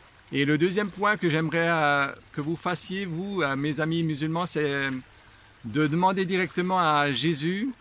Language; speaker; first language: French; native; French